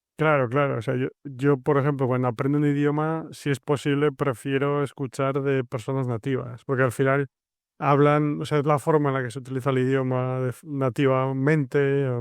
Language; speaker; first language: Spanish; native; Spanish